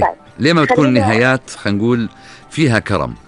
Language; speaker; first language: Arabic; native; Arabic